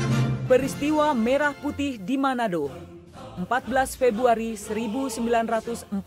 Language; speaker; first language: Indonesian; native; Indonesian